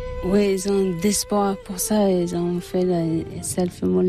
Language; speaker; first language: French; non-native, learner; Tibetan